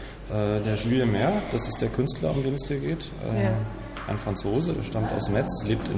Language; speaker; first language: German; native; German